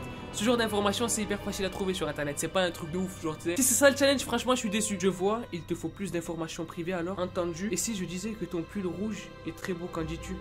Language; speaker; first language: French; native; French